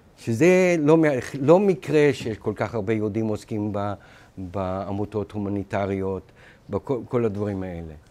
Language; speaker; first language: Hebrew; non-native, fluent; German